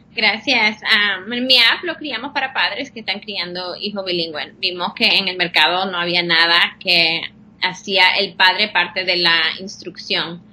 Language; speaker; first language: Spanish; non-native, fluent; English